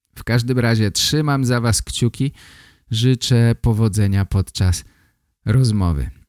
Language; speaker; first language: Polish; native; Polish